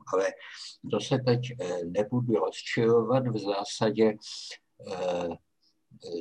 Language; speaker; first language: Czech; native; Czech